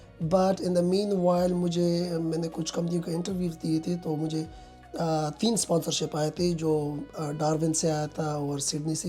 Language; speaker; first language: Urdu; non-native, local second language; Pashto